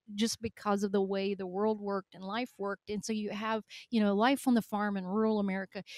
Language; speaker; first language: English; native; English